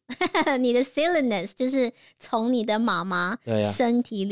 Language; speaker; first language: Chinese; native; Chinese